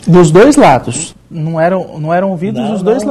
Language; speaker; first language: Portuguese; native; Portuguese